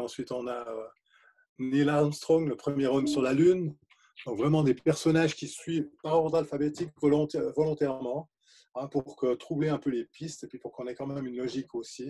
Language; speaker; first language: French; native; French